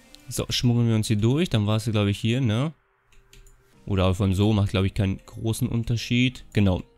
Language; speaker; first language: German; native; German